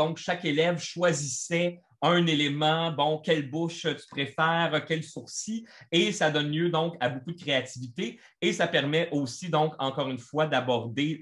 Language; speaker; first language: French; native; French